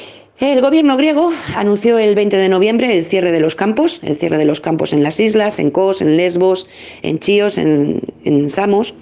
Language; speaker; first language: Spanish; native; Spanish